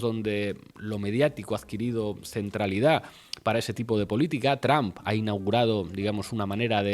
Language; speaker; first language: Spanish; native; Spanish